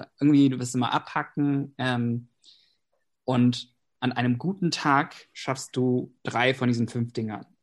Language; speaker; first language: German; non-native, fluent; English